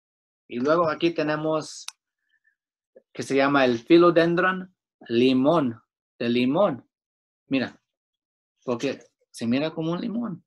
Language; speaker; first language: Spanish; early bilingual, heritage; Spanish